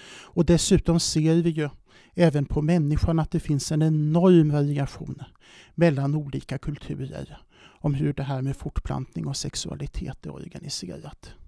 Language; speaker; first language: Swedish; native; Swedish